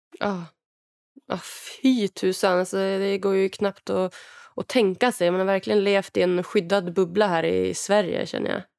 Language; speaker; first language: Swedish; native; Swedish